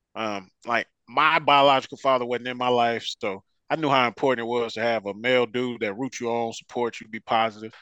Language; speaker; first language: English; native; English